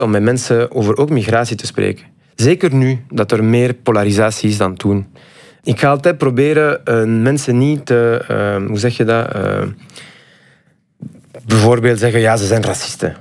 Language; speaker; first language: Dutch; non-native, fluent; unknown